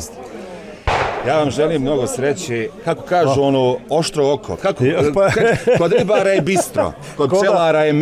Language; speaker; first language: Croatian; native; Croatian